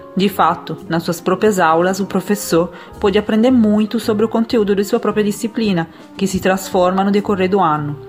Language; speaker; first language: Portuguese; non-native, fluent; Italian